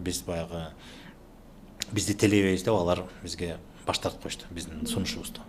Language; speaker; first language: Kyrgyz; native; Kyrgyz